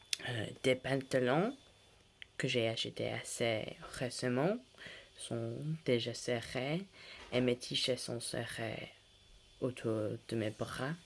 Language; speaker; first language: French; non-native, learner; English